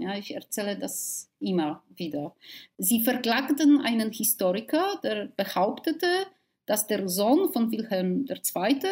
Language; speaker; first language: German; non-native, fluent; Polish